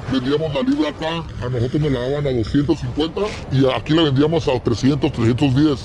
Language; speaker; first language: Spanish; native; Spanish